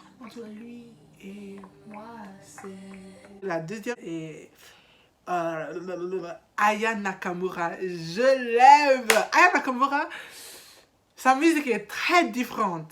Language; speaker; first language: French; non-native, learner; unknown